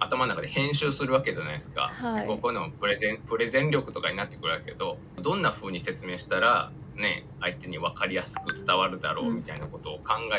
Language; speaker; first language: Japanese; native; Japanese